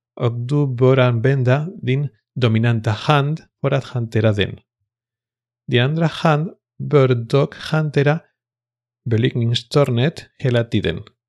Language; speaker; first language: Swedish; non-native, fluent; Spanish